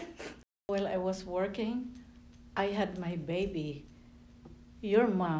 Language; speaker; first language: English; non-native, local second language; Filipino